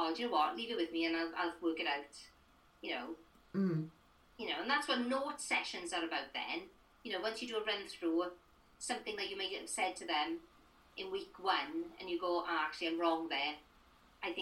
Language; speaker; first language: English; native; English